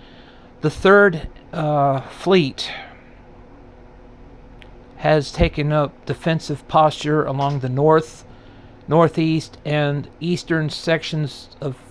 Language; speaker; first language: English; native; English